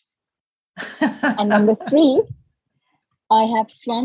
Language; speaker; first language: English; non-native, local second language; Hindi